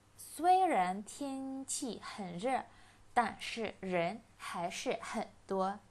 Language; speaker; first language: Chinese; non-native, fluent; Indonesian